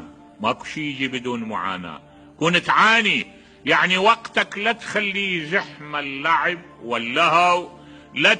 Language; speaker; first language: Arabic; native; Arabic